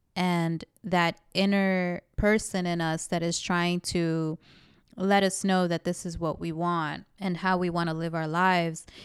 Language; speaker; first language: English; early bilingual, other home language; Spanish